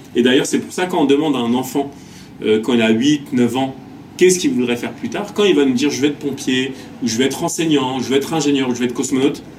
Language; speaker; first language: French; native; French